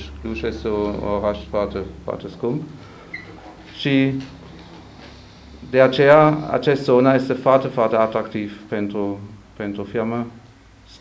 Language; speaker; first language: Romanian; non-native, learner; German